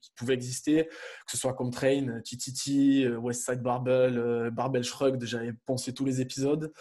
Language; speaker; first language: French; native; French